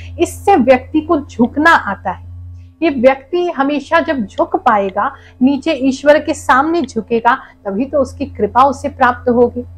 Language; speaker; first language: Hindi; native; Hindi